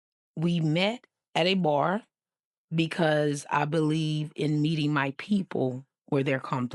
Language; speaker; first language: English; native; English